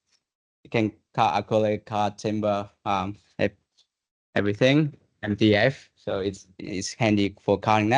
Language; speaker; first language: English; non-native, fluent; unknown